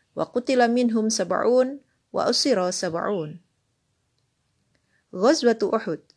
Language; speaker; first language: Arabic; non-native, learner; Indonesian